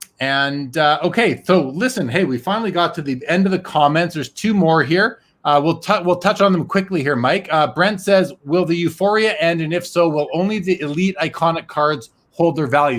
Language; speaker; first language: English; native; English